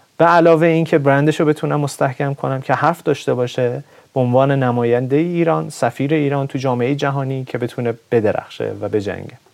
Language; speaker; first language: Persian; native; Persian